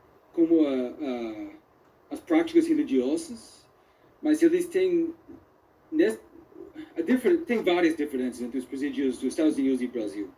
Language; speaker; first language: Portuguese; non-native, fluent; English